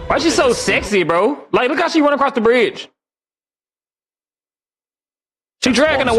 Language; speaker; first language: English; native; English